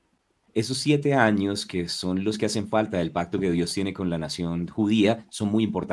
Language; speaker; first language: Spanish; native; Spanish